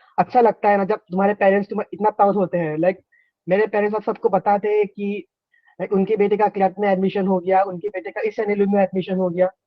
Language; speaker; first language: Hindi; non-native, local second language; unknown